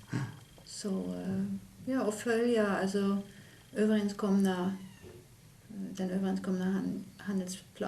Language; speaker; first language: Swedish; native; Swedish